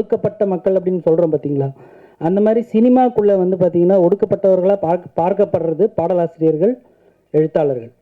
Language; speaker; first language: Tamil; native; Tamil